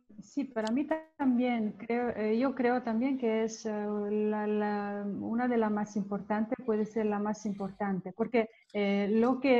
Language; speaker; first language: Spanish; non-native, learner; Italian